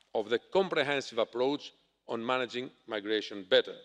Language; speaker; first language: English; non-native, fluent; Greek